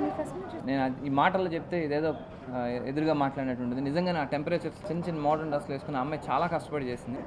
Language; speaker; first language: Telugu; native; Telugu